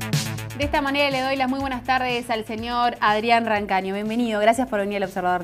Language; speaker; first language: Spanish; native; Spanish